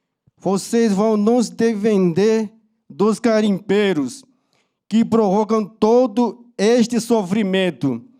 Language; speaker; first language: Portuguese; non-native, local second language; Yanomámi